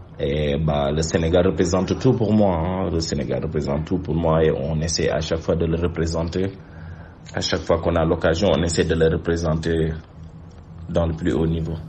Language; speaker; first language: French; non-native, local second language; Wolof